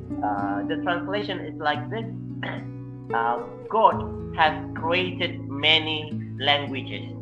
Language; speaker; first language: English; non-native, fluent; Indonesian